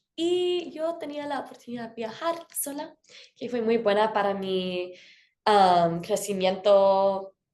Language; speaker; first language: Spanish; non-native, fluent; English